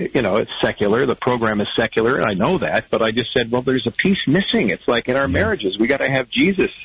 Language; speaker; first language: English; native; English